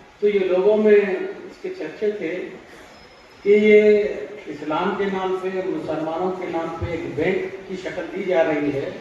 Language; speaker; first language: Urdu; native; Urdu